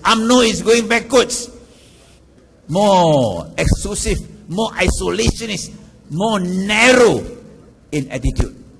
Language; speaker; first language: English; non-native, local second language; Chinese